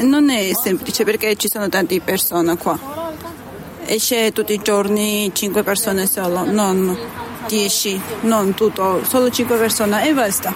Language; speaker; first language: Italian; non-native, learner; Spanish